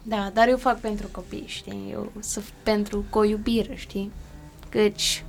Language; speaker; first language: Romanian; early bilingual, heritage; Romanian